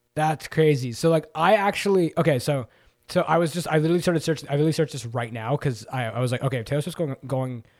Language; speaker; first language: English; native; English